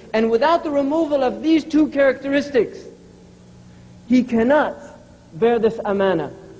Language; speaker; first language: English; native; English